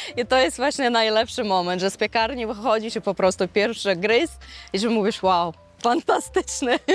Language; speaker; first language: Polish; non-native, fluent; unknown